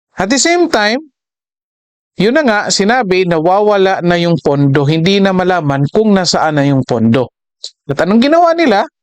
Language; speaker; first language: Filipino; native; Filipino